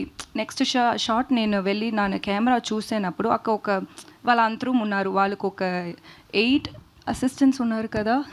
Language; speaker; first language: Telugu; non-native, learner; Tamil